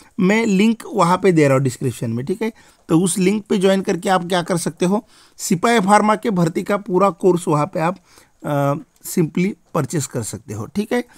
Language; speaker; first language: Hindi; non-native, local second language; Marathi